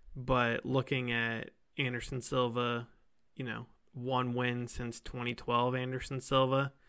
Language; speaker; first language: English; native; English